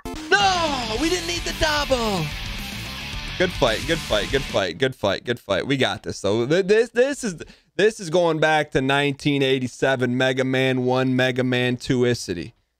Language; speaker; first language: English; native; English